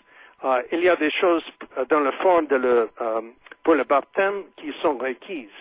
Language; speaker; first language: French; non-native, fluent; English